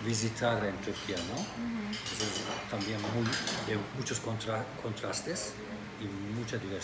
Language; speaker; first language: Spanish; non-native, fluent; Turkish